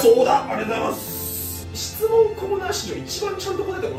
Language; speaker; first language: Japanese; native; Japanese